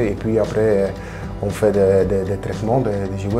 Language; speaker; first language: French; non-native, local second language; Dutch